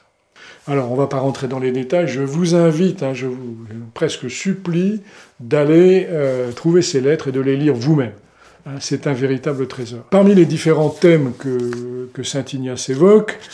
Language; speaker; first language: French; native; French